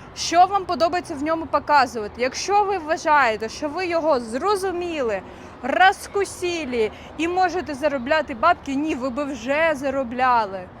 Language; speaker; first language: Ukrainian; non-native, local second language; Russian